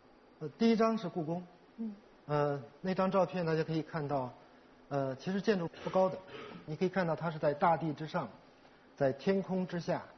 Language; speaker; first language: Chinese; native; Chinese